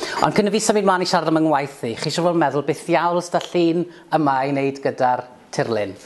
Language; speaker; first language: Welsh; native; Welsh